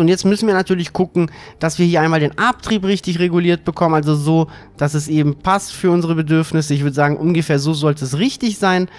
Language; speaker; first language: German; native; German